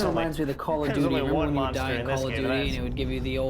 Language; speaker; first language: English; native; English